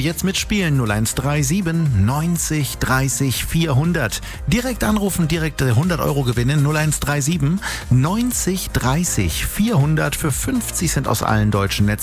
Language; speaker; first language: German; native; German